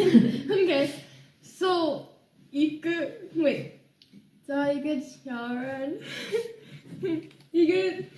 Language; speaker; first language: Chinese; non-native, learner; English